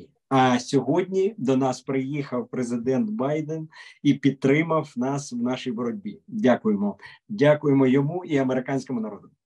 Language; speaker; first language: Ukrainian; native; Ukrainian